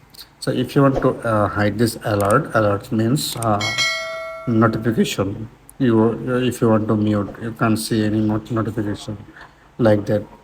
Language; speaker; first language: English; non-native, learner; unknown